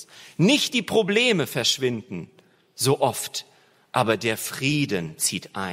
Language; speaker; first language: German; native; German